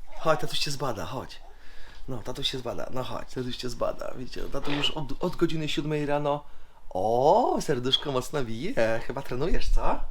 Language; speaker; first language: Polish; native; Polish